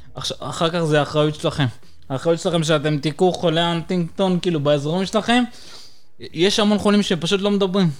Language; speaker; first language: Hebrew; early bilingual, other home language; Russian